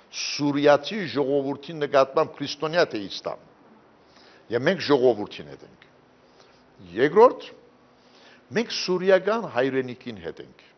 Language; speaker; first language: Armenian; early bilingual, heritage; Armenian